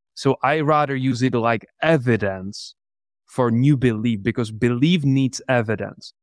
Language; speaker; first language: English; non-native, fluent; Czech